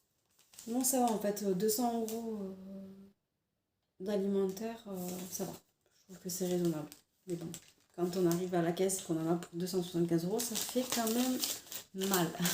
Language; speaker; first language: French; native; French